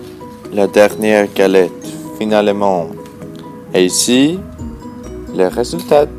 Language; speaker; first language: French; non-native, learner; Swedish